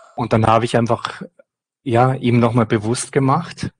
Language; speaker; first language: German; native; German